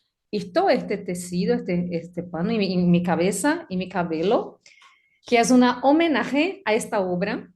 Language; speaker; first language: Spanish; non-native, learner; Portuguese